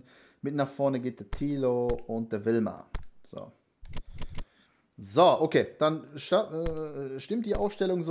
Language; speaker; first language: German; native; German